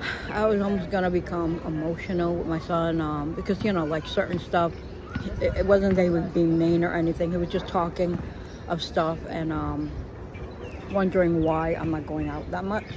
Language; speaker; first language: English; native; English